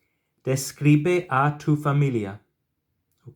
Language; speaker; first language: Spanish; non-native, fluent; English